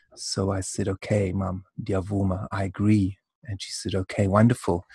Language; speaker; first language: English; native; English